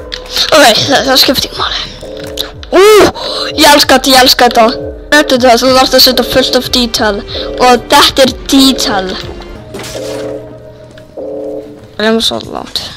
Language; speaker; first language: Icelandic; non-native, learner; Danish